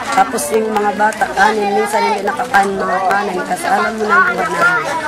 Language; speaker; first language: Filipino; non-native, local second language; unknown